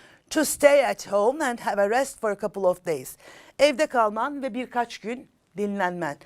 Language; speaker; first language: English; non-native, fluent; Turkish